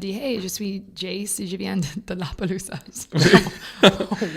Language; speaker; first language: French; non-native, fluent; English